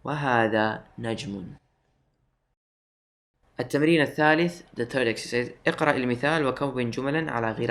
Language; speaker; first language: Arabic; non-native, fluent; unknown